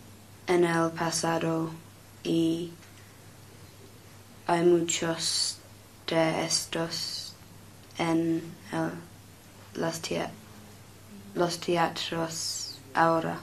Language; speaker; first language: Spanish; non-native, learner; English